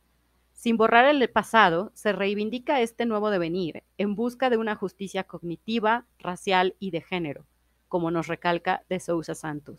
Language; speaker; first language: Spanish; native; Spanish